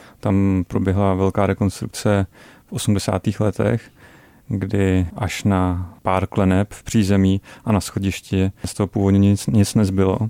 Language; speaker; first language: Czech; native; Czech